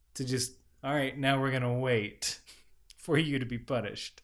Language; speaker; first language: English; native; English